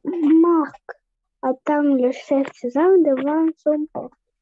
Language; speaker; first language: French; non-native, learner; Russian